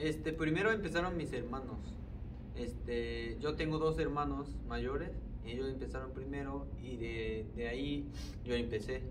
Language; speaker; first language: Spanish; non-native, fluent; Japanese